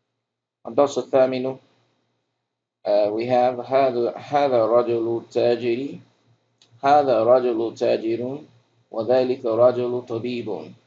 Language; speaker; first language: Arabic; non-native, fluent; English